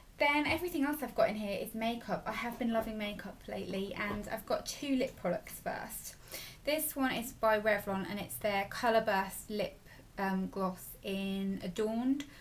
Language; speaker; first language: English; native; English